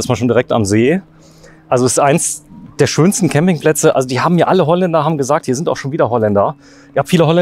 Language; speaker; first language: German; native; German